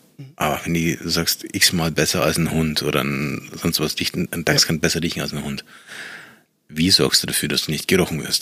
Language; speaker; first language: German; native; German